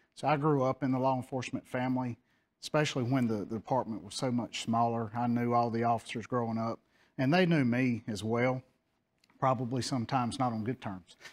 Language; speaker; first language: English; native; English